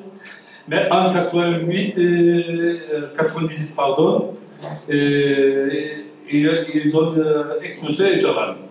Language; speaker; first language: French; non-native, fluent; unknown